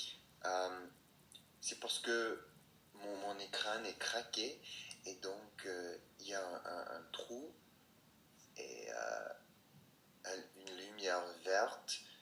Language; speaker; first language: French; non-native, learner; English